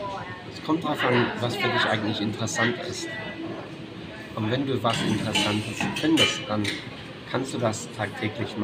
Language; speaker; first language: German; non-native, fluent; English